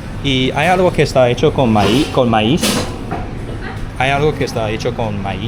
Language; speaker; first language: Spanish; non-native, learner; English